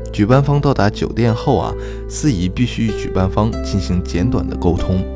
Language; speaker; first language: Chinese; native; Chinese